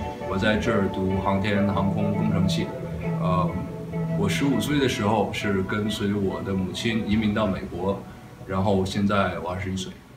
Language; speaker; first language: Chinese; early bilingual, other home language; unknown